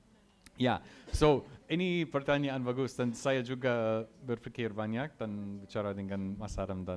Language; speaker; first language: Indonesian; non-native, learner; English